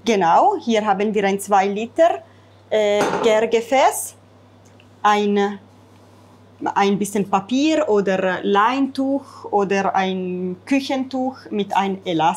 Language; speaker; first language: German; non-native, fluent; Italian